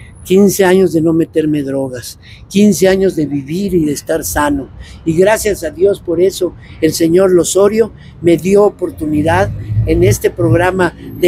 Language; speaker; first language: Spanish; native; Spanish